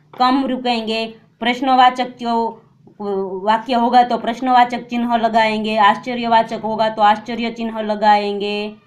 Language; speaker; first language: Hindi; non-native, local second language; Gujarati